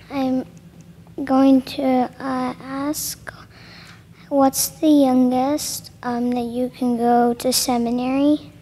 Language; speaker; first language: English; non-native, fluent; Romanian